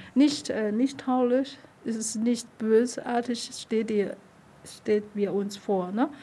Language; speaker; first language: German; non-native, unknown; Chinese